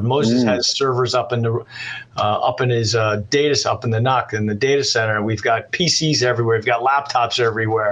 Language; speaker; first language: English; native; English